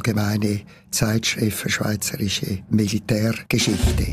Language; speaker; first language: German; native; German